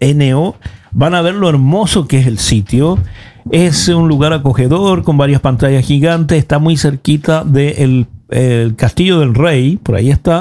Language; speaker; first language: Spanish; native; Spanish